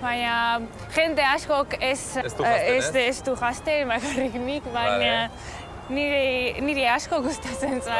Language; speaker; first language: Basque; non-native, learner; Russian